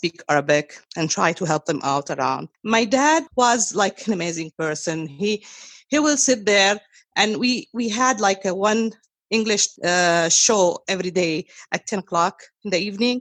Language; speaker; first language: English; non-native, fluent; Arabic